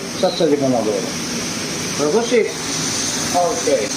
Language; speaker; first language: Italian; native; Italian